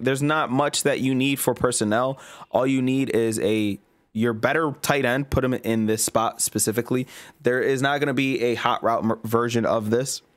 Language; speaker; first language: English; native; English